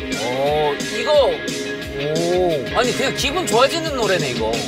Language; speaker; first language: Korean; native; Korean